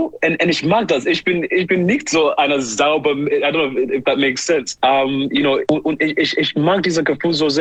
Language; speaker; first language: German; non-native, fluent; English